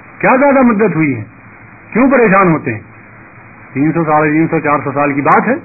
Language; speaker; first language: Urdu; native; Urdu